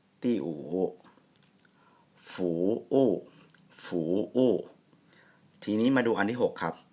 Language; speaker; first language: Chinese; non-native, fluent; Thai